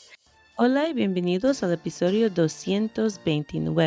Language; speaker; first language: Spanish; non-native, fluent; English